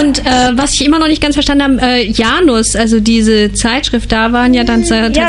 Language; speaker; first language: German; native; German